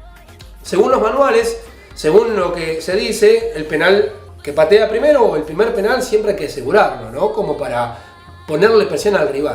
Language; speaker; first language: Spanish; native; Spanish